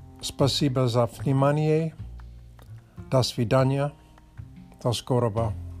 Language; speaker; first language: Russian; non-native, learner; English